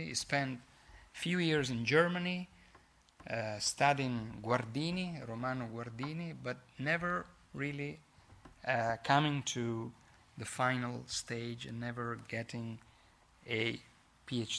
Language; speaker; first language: English; non-native, fluent; Italian